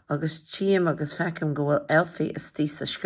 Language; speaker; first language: Irish; non-native, local second language; English